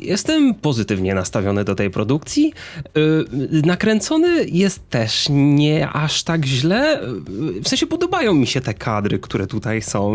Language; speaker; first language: Polish; native; Polish